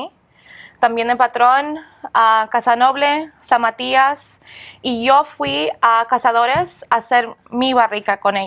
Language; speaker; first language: Spanish; early bilingual, heritage; English